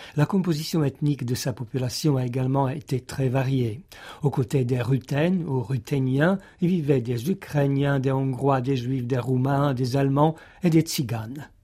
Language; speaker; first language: French; non-native, fluent; Czech